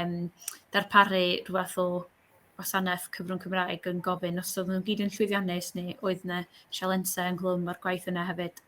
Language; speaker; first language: Welsh; native; Welsh